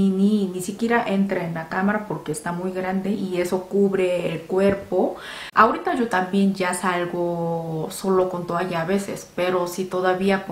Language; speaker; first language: Spanish; non-native, fluent; Korean